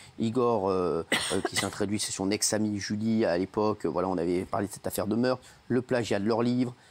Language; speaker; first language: French; native; French